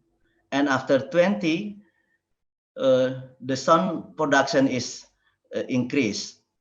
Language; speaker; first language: English; non-native, learner; Indonesian